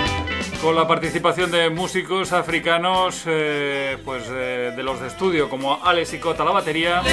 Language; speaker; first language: Spanish; native; Spanish